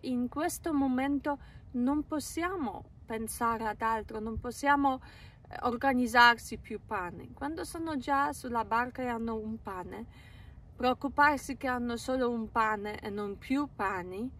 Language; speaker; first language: Italian; non-native, fluent; Polish